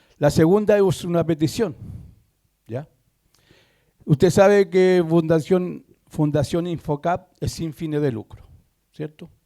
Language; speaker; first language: Spanish; native; Spanish